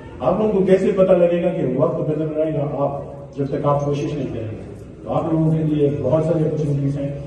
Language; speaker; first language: Urdu; early bilingual, heritage; Urdu